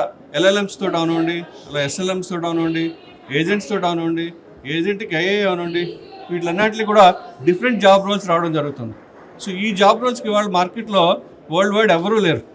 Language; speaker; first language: Telugu; native; Telugu